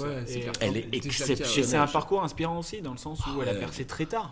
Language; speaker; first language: French; native; French